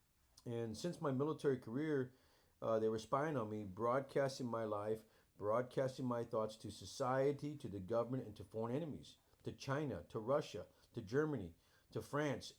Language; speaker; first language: English; native; English